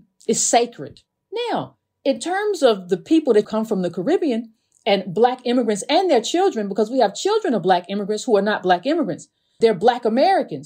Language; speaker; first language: English; native; English